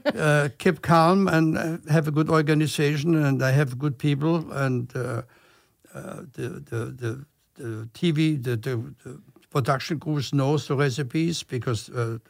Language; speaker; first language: English; non-native, fluent; German